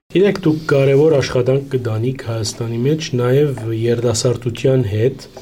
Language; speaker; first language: Armenian; early bilingual, heritage; Armenian